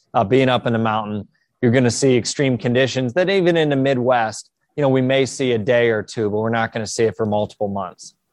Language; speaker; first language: English; native; English